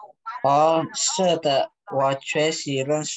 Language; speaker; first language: Chinese; non-native, learner; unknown